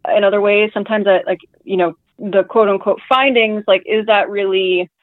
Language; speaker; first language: English; native; English